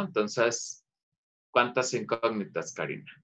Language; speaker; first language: Spanish; native; Spanish